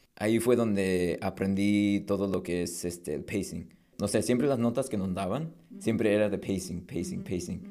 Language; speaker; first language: Spanish; early bilingual, heritage; Spanish